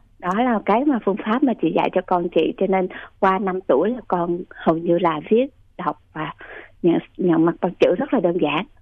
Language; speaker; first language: Vietnamese; native; Vietnamese